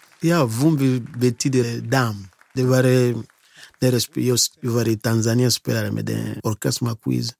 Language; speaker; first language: Swedish; non-native, learner; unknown